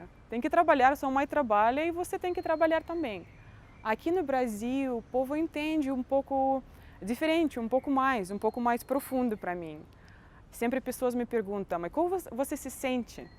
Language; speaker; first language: Portuguese; non-native, fluent; Russian